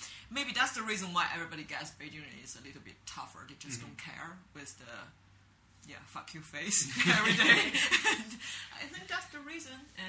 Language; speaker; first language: English; non-native, learner; Chinese